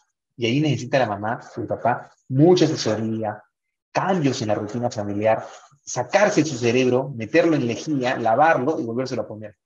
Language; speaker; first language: Spanish; native; Spanish